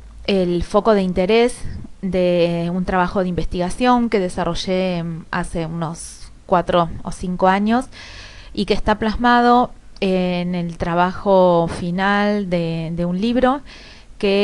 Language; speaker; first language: Spanish; native; Spanish